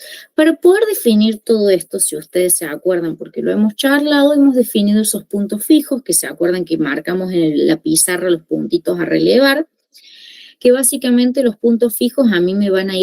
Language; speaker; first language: Spanish; native; Spanish